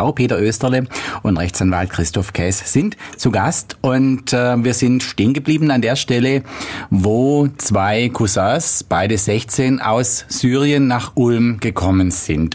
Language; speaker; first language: German; native; German